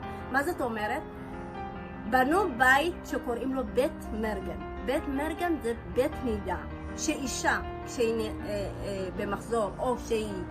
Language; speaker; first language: Hebrew; early bilingual, other home language; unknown